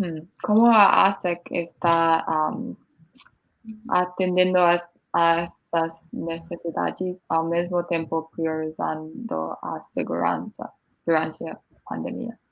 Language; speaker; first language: Portuguese; non-native, learner; English